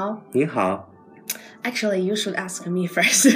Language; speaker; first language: English; non-native, fluent; Chinese